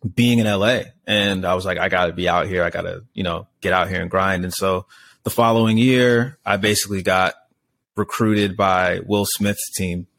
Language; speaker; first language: English; native; English